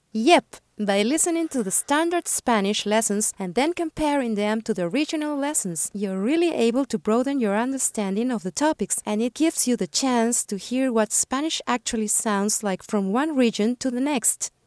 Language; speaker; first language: English; non-native, fluent; Spanish